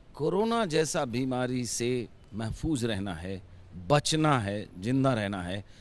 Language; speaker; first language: Hindi; native; Hindi